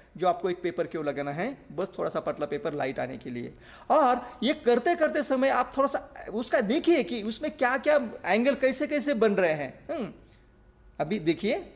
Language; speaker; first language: Hindi; non-native, local second language; Marathi